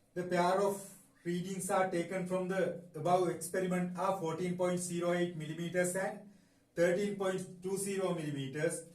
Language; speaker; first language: English; non-native, local second language; Sinhala